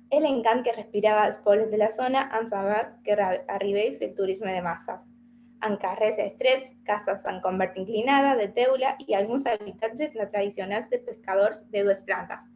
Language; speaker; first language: Catalan; non-native, learner; Spanish